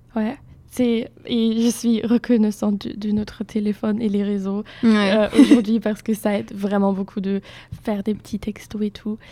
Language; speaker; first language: French; non-native, fluent; German